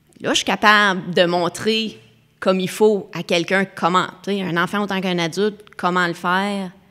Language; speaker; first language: French; native; French